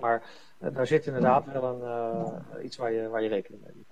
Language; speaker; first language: Dutch; native; Dutch